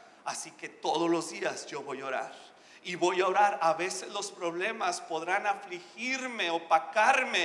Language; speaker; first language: Spanish; native; Spanish